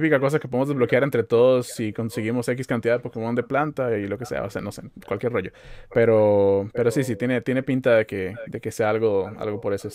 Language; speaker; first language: Spanish; native; Spanish